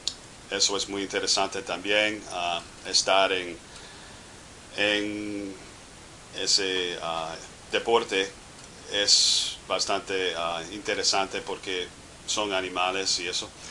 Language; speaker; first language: Spanish; non-native, fluent; English